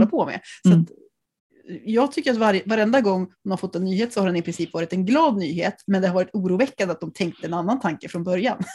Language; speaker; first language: Swedish; native; Swedish